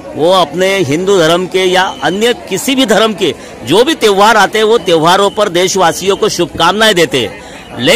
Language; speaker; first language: Hindi; non-native, local second language; Marathi